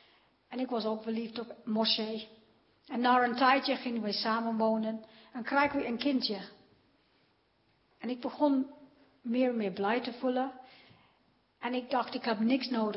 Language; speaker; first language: Dutch; non-native, fluent; English